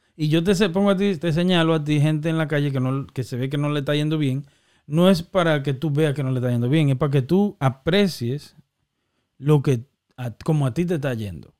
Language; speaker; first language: Spanish; native; Spanish